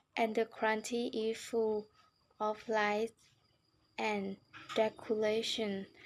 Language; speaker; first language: English; non-native, learner; Thai